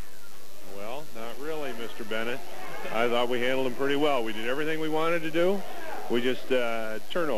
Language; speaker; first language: English; native; English